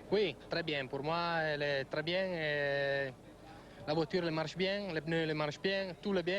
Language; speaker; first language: French; non-native, learner; Italian